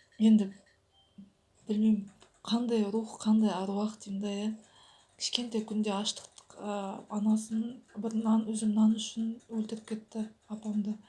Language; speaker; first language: Kazakh; native; Kazakh